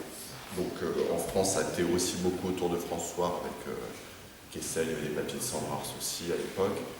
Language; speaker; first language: French; native; French